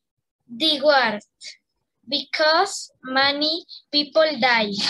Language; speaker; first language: English; non-native, learner; Spanish